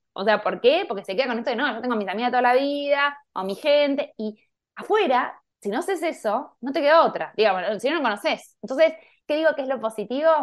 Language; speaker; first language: Spanish; native; Spanish